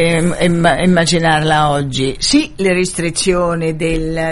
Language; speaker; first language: Italian; non-native, fluent; Arabic